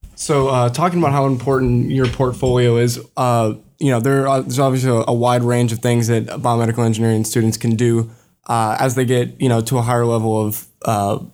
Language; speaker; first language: English; native; English